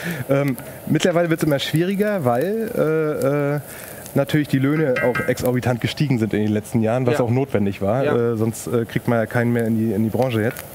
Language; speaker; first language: German; native; German